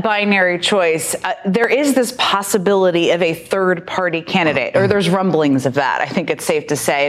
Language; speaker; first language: English; native; English